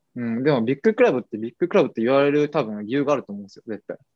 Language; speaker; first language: Japanese; native; Japanese